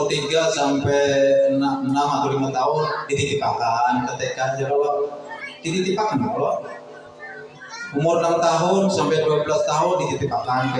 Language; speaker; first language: Indonesian; non-native, local second language; Banjar